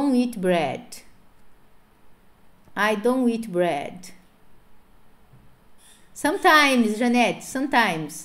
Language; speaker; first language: English; non-native, fluent; Portuguese